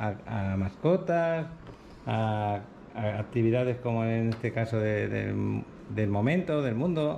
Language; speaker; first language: Spanish; native; Spanish